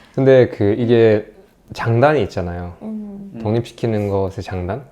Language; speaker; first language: Korean; native; Korean